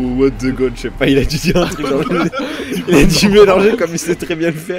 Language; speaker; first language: French; native; French